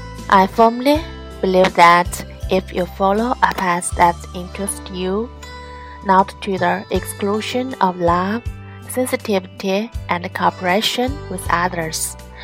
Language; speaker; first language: English; non-native, learner; Chinese